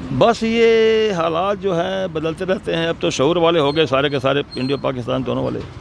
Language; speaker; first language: Urdu; native; Urdu